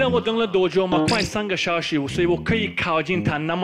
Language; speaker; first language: Chinese; non-native, fluent; Slovak